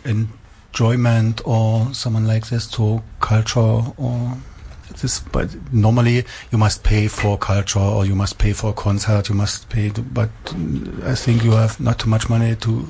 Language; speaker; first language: English; non-native, learner; German